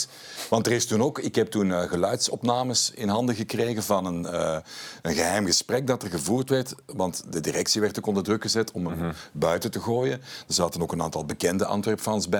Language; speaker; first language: Dutch; native; Dutch